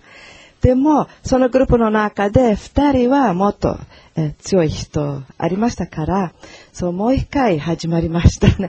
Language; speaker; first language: Japanese; non-native, learner; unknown